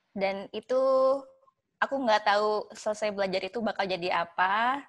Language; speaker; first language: Indonesian; native; Indonesian